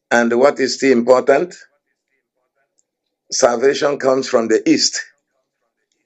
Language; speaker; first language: English; non-native, local second language; Igbo